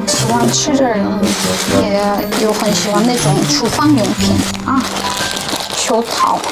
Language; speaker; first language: Chinese; non-native, learner; Korean